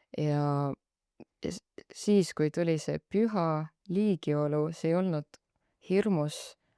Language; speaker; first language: Estonian; non-native, local second language; Russian